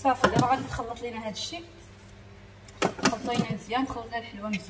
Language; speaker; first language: Arabic; native; Arabic